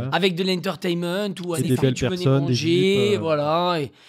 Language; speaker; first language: French; native; French